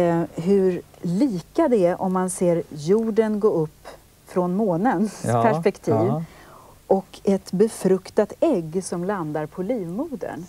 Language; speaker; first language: Swedish; native; Swedish